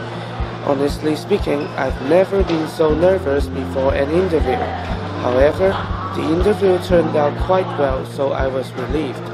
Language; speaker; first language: English; non-native, fluent; Chinese